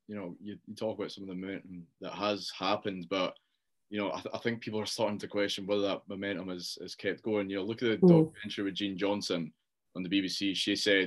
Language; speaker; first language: English; native; English